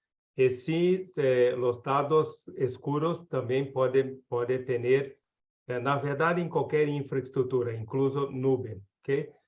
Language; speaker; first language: Spanish; non-native, learner; Portuguese